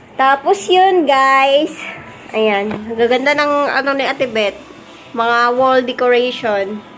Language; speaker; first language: Filipino; non-native, local second language; Bikol